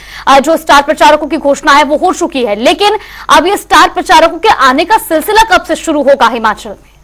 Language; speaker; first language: Hindi; native; Hindi